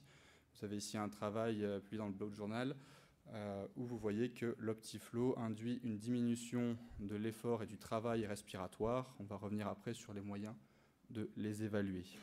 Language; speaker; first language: French; native; French